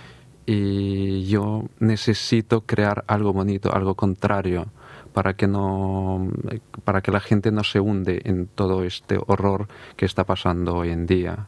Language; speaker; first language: Spanish; non-native, fluent; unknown